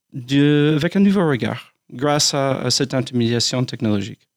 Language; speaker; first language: French; non-native, fluent; English